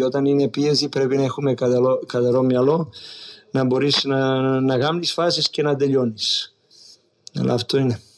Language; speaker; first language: Greek; non-native, learner; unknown